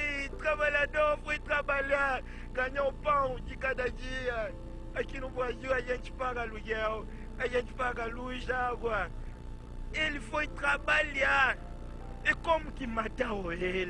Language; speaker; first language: Portuguese; non-native, fluent; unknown